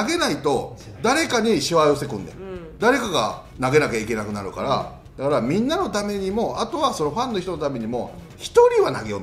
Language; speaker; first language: Japanese; native; Japanese